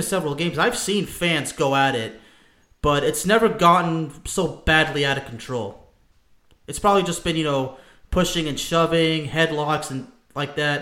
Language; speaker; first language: English; native; English